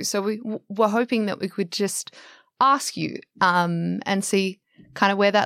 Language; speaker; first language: English; native; English